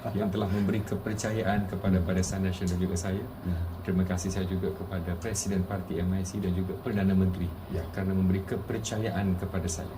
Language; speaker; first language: Malay; non-native, local second language; Tamil